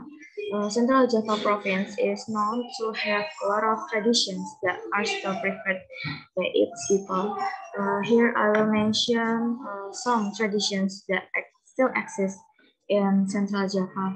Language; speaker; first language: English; non-native, learner; Indonesian